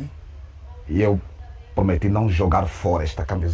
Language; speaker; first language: Portuguese; native; Portuguese